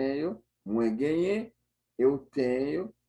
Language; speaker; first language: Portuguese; non-native, fluent; Haitian Creole